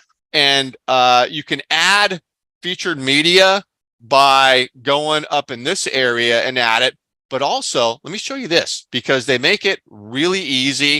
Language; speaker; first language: English; native; English